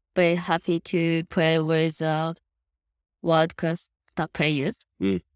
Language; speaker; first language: English; non-native, learner; Japanese